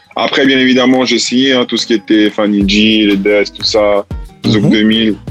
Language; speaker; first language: French; early bilingual, heritage; Italian